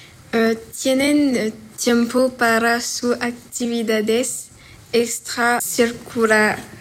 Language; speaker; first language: Spanish; non-native, learner; French